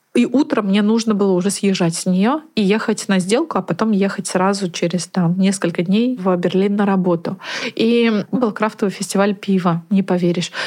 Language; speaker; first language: Russian; native; Russian